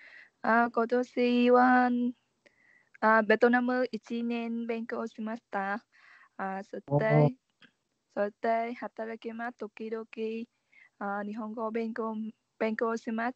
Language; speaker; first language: Japanese; non-native, learner; Vietnamese